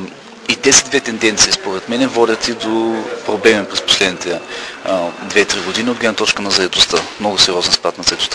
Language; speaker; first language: Bulgarian; native; Bulgarian